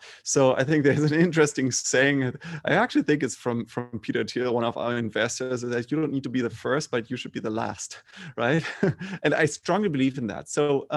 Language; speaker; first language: English; non-native, fluent; German